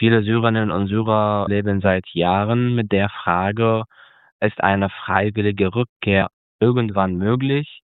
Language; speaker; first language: German; non-native, fluent; Arabic